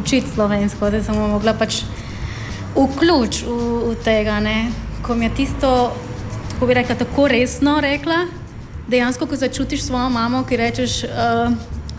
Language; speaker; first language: Slovenian; non-native, fluent; Spanish